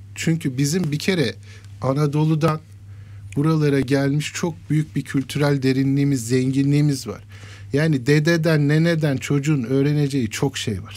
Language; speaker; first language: Turkish; native; Turkish